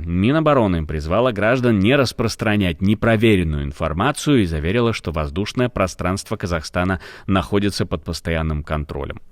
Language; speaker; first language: Russian; native; Russian